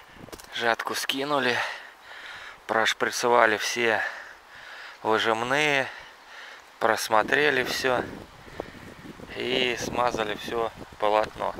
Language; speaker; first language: Russian; native; Russian